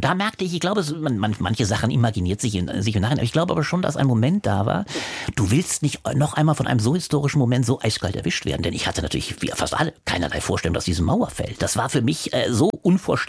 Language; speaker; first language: German; native; German